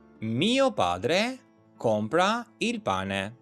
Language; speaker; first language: Italian; non-native, learner; Albanian